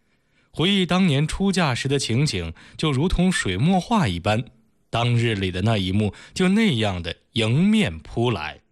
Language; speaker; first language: Chinese; native; Chinese